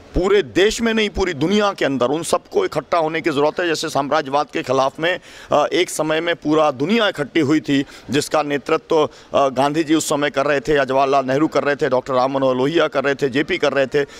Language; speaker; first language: Hindi; native; Hindi